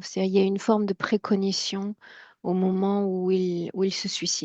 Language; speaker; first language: French; native; French